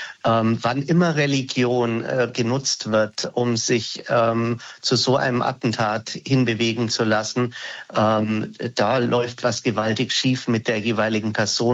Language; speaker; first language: German; native; German